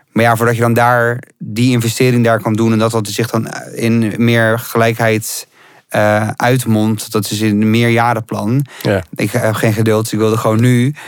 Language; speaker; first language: Dutch; native; Dutch